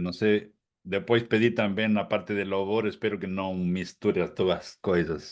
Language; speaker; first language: Portuguese; non-native, fluent; Spanish